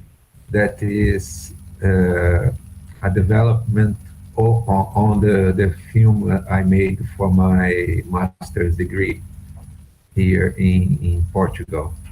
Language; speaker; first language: English; non-native, fluent; Portuguese